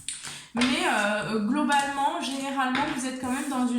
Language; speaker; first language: French; native; French